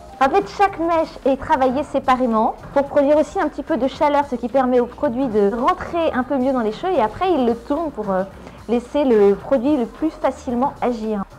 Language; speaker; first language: French; native; French